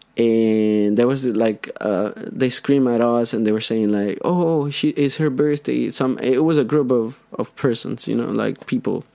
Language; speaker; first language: English; non-native, fluent; Spanish